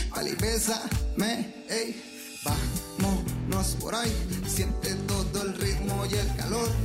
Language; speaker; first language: Spanish; native; Spanish